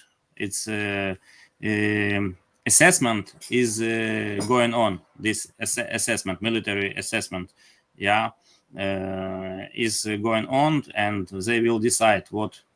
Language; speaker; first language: English; non-native, learner; Ukrainian